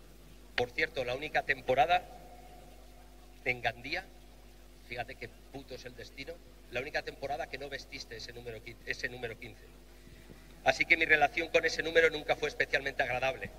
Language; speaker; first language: Spanish; native; Spanish